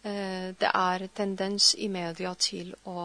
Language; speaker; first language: Norwegian; non-native, fluent; Arabic